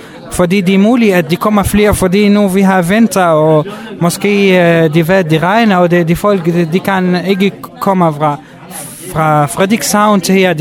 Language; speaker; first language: Danish; non-native, learner; Arabic